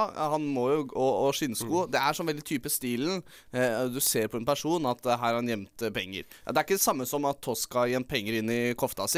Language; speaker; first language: Norwegian; native; Norwegian